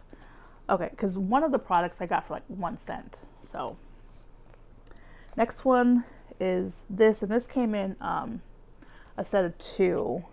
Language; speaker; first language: English; native; English